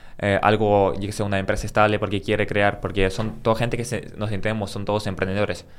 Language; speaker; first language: Spanish; early bilingual, other home language; Russian